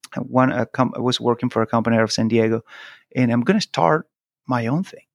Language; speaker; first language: English; non-native, fluent; Spanish